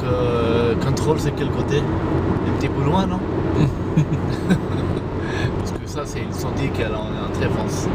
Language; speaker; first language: French; non-native, fluent; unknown